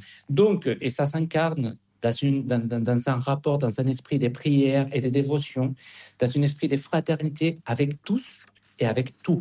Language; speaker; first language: French; non-native, fluent; Spanish